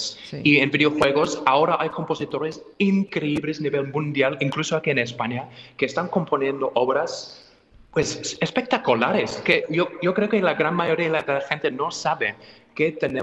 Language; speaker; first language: Spanish; non-native, fluent; English